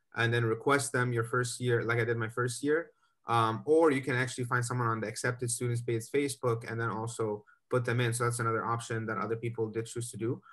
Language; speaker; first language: English; native; English